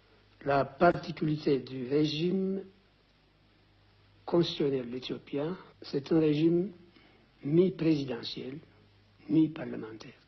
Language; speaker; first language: French; non-native, fluent; Amharic